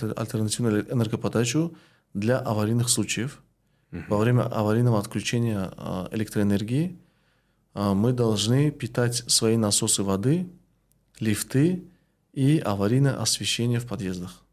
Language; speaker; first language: Russian; non-native, local second language; Tajik